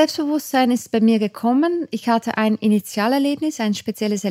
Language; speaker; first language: German; early bilingual, other home language; Dutch